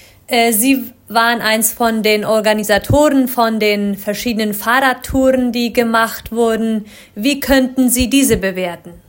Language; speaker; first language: German; non-native, fluent; Spanish